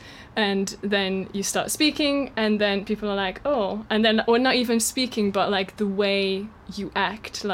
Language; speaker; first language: English; non-native, fluent; Hungarian